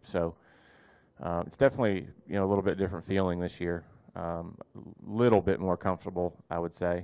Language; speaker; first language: English; native; English